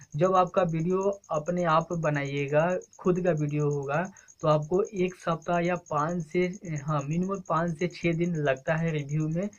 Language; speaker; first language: Hindi; native; Hindi